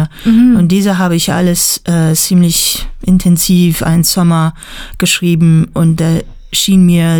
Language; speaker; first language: German; non-native, learner; English